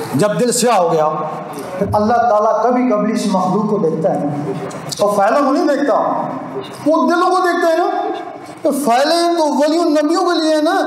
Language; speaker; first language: Urdu; non-native, local second language; Punjabi